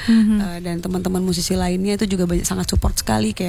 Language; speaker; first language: Indonesian; native; Indonesian